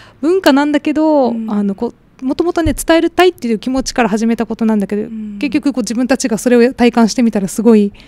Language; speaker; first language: Japanese; native; Japanese